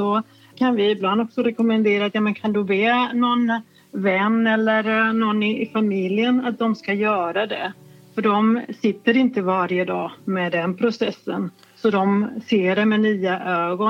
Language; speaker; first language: Swedish; non-native, fluent; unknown